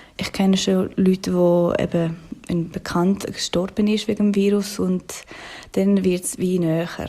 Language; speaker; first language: German; non-native, local second language; Italian